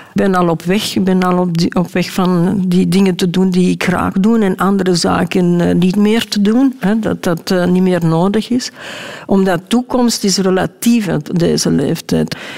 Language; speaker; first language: Dutch; native; Dutch